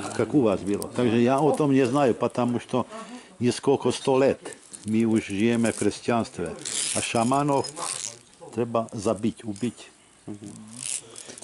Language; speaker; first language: Russian; non-native, learner; Hungarian